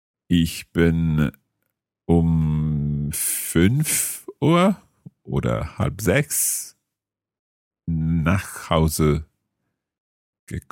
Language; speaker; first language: German; non-native, fluent; English